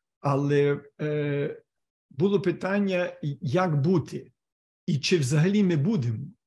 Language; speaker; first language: Ukrainian; early bilingual, heritage; Ukrainian